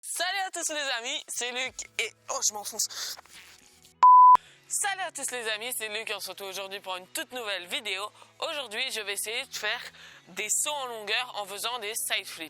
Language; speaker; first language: French; native; French